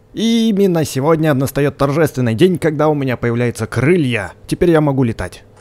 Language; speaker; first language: Russian; native; Russian